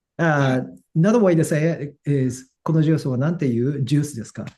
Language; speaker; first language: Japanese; non-native, fluent; English